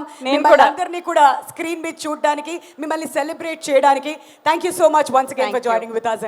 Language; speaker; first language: Telugu; native; Telugu